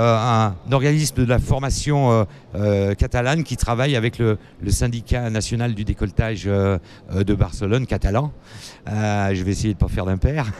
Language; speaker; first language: French; native; French